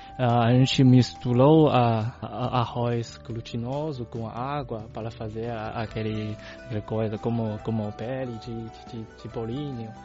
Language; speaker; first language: Portuguese; non-native, learner; Chinese